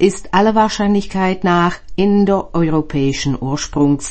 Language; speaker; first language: German; native; German